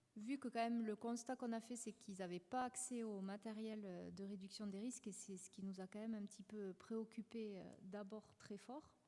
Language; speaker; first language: French; native; French